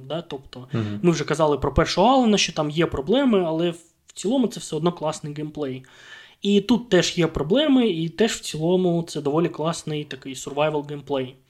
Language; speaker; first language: Ukrainian; non-native, local second language; Russian